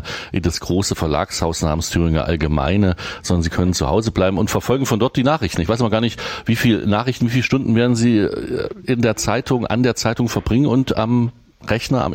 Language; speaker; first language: German; native; German